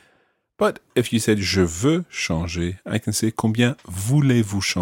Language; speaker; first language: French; non-native, fluent; English